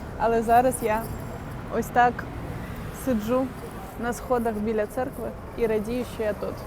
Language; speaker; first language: Ukrainian; non-native, local second language; Russian